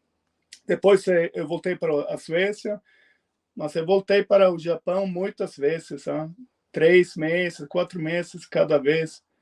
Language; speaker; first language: Portuguese; non-native, fluent; Swedish